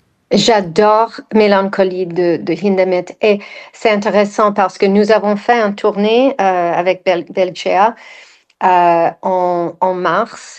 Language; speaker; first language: French; non-native, fluent; English